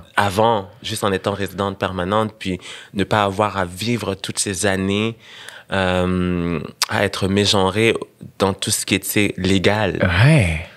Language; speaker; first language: French; non-native, local second language; Rundi